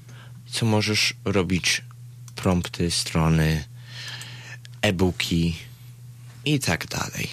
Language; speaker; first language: Polish; early bilingual, heritage; Polish